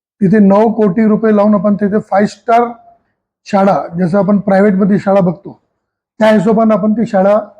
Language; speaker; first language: Marathi; non-native, local second language; Hindi